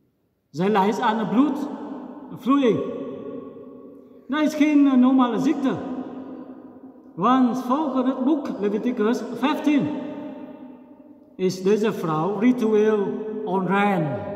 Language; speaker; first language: Dutch; non-native, fluent; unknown